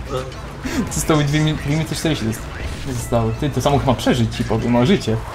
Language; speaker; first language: Polish; native; Polish